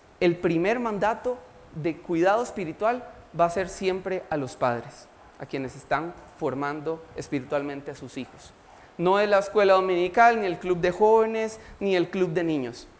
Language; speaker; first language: Spanish; native; Spanish